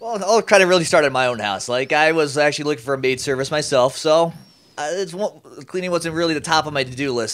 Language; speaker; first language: English; native; English